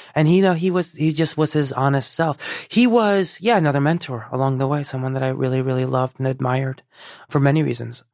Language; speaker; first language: English; early bilingual, other home language; Persian